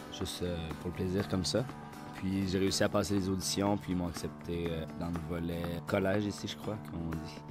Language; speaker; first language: French; native; French